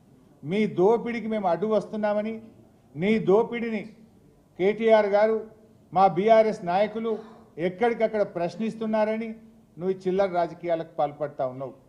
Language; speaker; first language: Telugu; native; Telugu